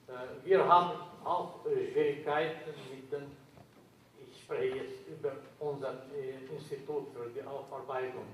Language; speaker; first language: German; non-native, learner; Albanian